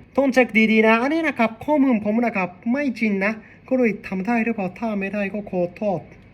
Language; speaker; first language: Thai; non-native, learner; Japanese